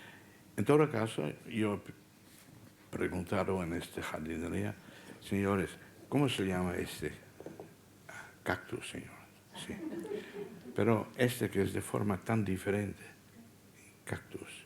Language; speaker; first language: Spanish; non-native, fluent; Dutch